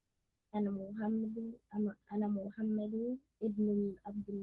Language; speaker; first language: Arabic; non-native, learner; English